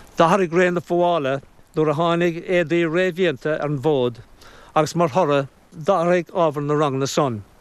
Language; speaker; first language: Irish; native; Irish